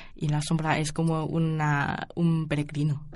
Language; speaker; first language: Spanish; non-native, learner; Chinese